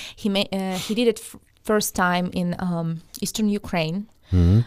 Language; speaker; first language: English; non-native, fluent; Russian